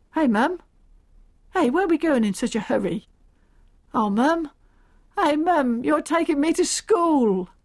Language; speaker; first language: English; native; English